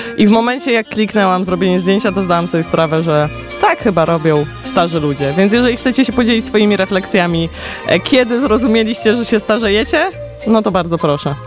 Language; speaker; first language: Polish; native; Polish